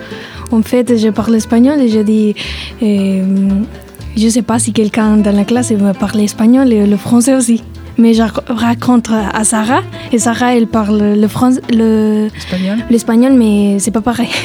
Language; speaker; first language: French; non-native, learner; Spanish